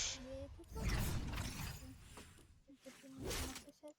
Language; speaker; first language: French; native; French